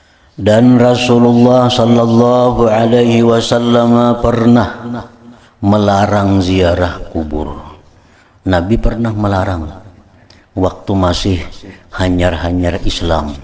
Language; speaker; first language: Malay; non-native, local second language; Banjar